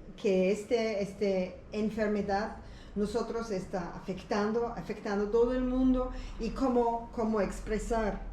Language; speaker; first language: Spanish; non-native, learner; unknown